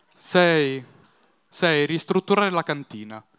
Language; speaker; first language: Italian; native; Italian